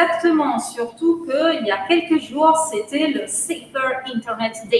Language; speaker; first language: French; native; French